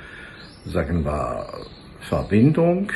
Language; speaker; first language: German; non-native, fluent; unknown